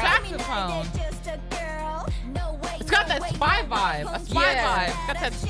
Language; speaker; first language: English; native; English